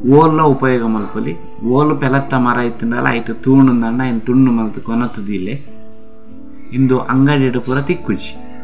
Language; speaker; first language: Kannada; non-native, local second language; Tulu